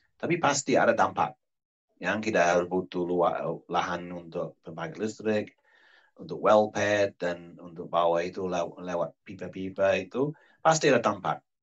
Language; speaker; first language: Indonesian; non-native, fluent; English